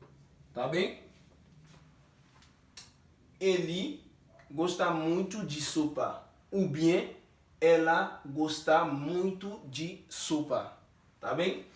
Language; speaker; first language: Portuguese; non-native, fluent; Haitian Creole